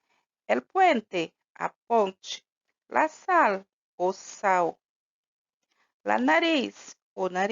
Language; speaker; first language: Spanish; non-native, fluent; Portuguese